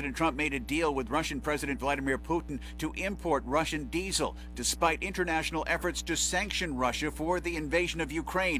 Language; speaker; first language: English; native; English